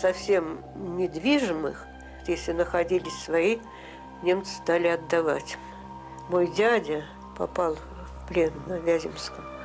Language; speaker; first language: Russian; native; Russian